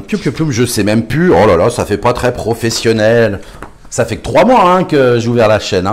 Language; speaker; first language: French; native; French